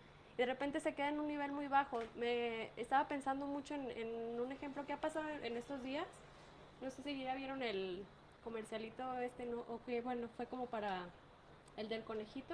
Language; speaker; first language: Spanish; native; Spanish